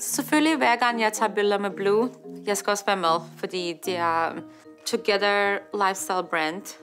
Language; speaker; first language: Danish; early bilingual, heritage; Danish